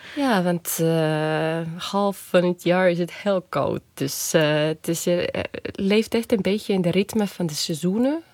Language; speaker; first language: Dutch; non-native, fluent; Estonian